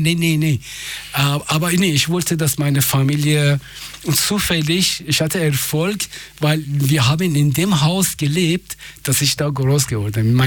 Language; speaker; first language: German; non-native, fluent; Persian